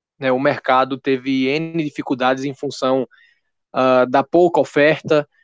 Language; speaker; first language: Portuguese; native; Portuguese